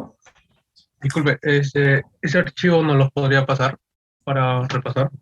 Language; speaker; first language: Spanish; native; Spanish